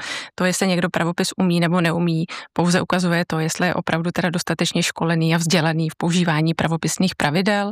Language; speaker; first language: Czech; native; Czech